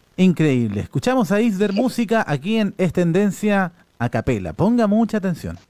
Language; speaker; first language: Spanish; native; Spanish